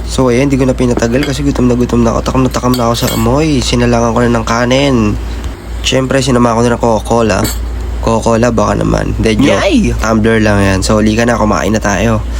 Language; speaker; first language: Filipino; native; Filipino